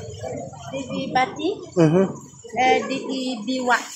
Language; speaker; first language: English; non-native, learner; Hmong